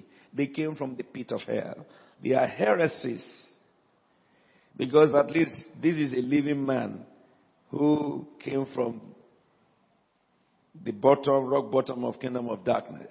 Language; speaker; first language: English; non-native, local second language; Yoruba